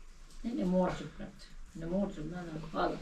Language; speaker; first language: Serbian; non-native, local second language; Albanian